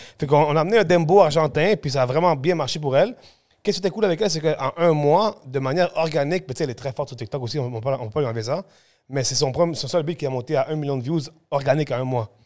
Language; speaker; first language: French; early bilingual, other home language; Spanish